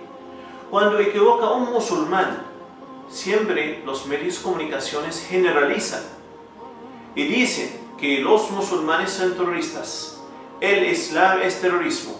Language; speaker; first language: Spanish; non-native, fluent; Arabic